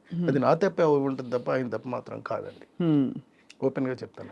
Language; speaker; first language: Telugu; native; Telugu